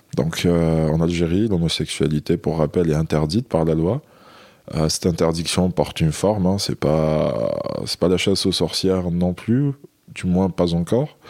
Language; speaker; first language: French; non-native, local second language; Arabic